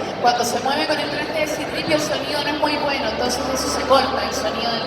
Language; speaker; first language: Spanish; native; Spanish